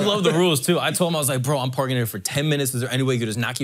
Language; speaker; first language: English; native; English